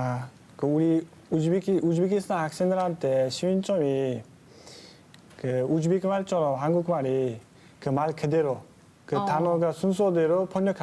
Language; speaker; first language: Korean; non-native, fluent; Uzbek